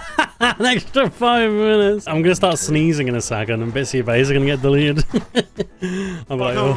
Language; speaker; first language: English; native; English